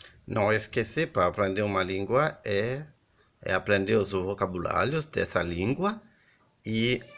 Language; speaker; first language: Portuguese; non-native, fluent; Haitian Creole